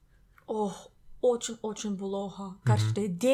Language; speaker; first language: Russian; non-native, learner; English